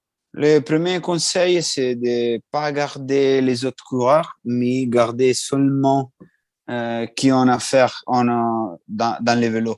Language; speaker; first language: French; non-native, learner; Italian